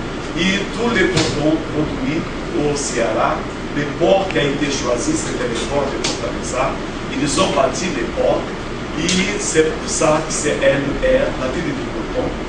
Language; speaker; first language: French; non-native, fluent; Portuguese